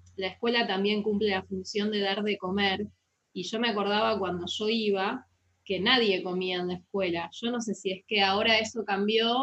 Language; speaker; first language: Spanish; native; Spanish